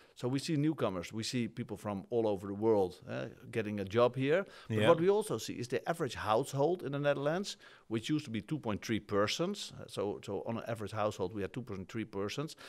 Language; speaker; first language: English; non-native, fluent; Dutch